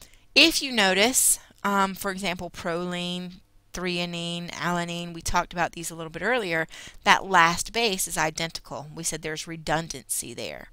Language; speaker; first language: English; native; English